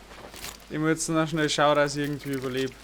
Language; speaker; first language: German; native; German